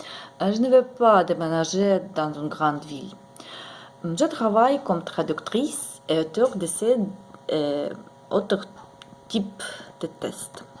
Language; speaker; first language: French; non-native, learner; Ukrainian